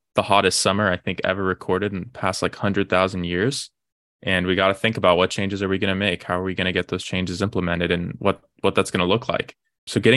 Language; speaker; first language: English; native; English